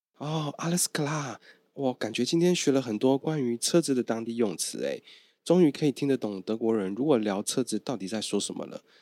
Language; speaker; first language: Chinese; native; Chinese